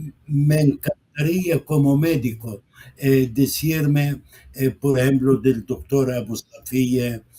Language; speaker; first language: Spanish; non-native, fluent; Arabic